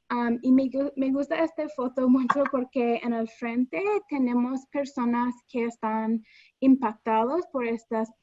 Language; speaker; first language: Spanish; non-native, fluent; English